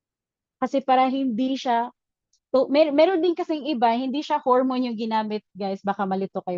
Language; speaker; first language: Filipino; native; Filipino